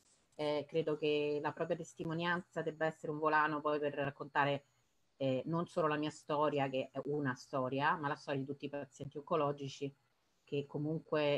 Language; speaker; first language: Italian; native; Italian